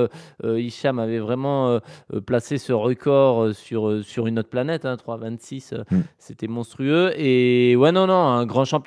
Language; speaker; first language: French; native; French